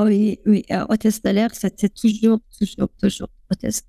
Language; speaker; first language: French; non-native, fluent; Persian